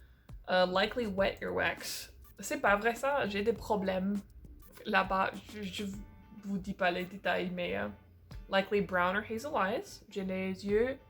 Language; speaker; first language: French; non-native, fluent; English